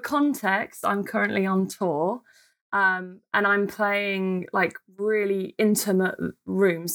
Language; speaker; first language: English; native; English